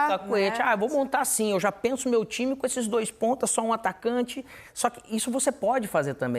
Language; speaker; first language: Portuguese; native; Portuguese